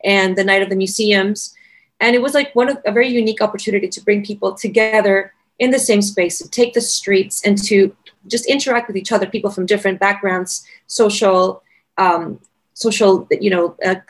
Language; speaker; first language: English; non-native, fluent; Spanish